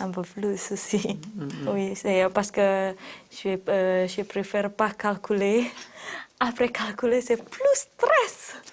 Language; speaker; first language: French; non-native, learner; Indonesian